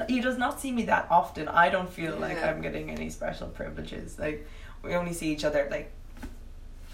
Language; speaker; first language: English; native; English